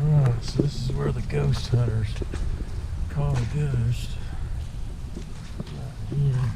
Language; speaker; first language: English; native; English